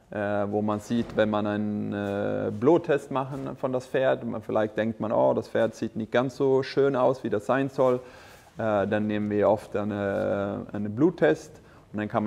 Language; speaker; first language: German; non-native, fluent; Swedish